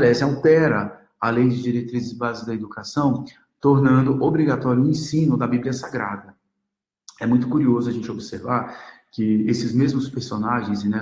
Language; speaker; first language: Portuguese; native; Portuguese